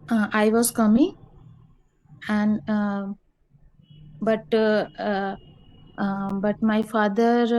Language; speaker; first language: English; non-native, learner; Hindi